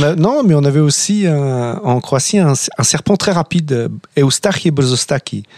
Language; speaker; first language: French; non-native, fluent; Croatian